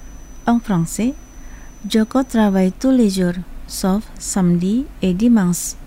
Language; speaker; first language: French; non-native, fluent; Indonesian